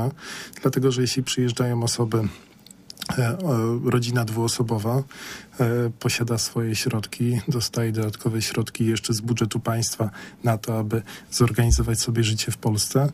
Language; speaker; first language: Polish; native; Polish